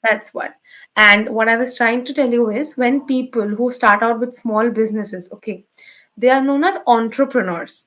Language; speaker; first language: English; non-native, local second language; Bangla